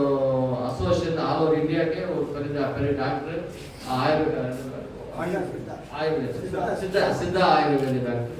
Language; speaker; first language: Tamil; non-native, learner; Kannada